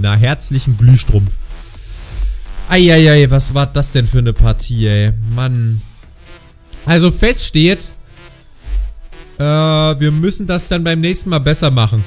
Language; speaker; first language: German; native; German